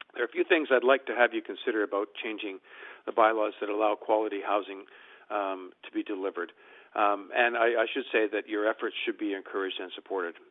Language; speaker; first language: English; native; English